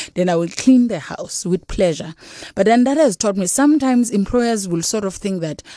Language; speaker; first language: English; non-native, local second language; Xhosa